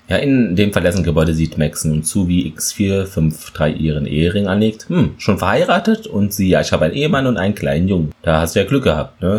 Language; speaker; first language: German; native; German